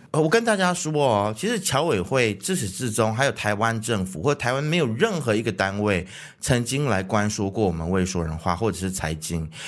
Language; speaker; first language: Chinese; native; Chinese